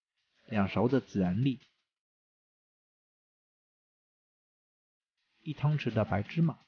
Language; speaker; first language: Chinese; native; Chinese